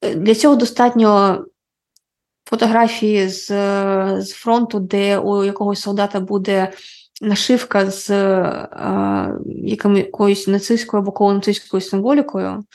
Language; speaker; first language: Ukrainian; non-native, local second language; Russian